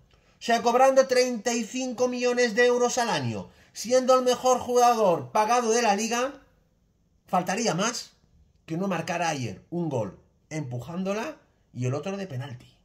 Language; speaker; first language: Spanish; native; Spanish